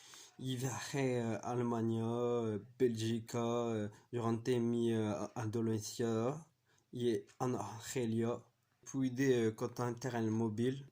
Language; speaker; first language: Spanish; non-native, learner; French